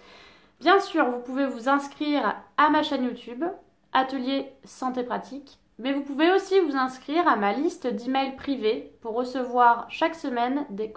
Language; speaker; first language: French; native; French